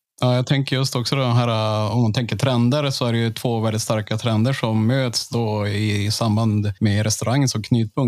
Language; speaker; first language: Swedish; native; Swedish